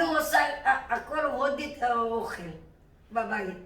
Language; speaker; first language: Hebrew; non-native, learner; Marathi